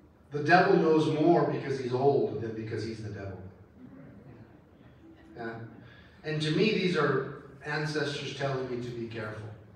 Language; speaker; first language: English; early bilingual, other home language; Spanish